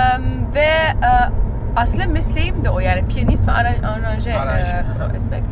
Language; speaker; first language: Turkish; early bilingual, heritage; Turkish